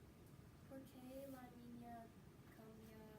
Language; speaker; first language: Spanish; non-native, learner; English